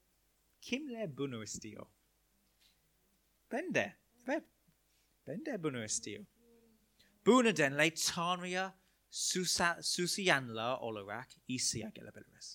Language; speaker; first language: Turkish; non-native, fluent; English